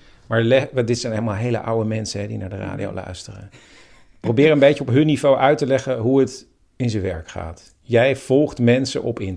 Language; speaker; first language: Dutch; native; Dutch